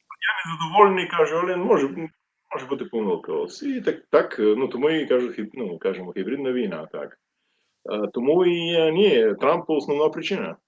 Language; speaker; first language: Ukrainian; non-native, fluent; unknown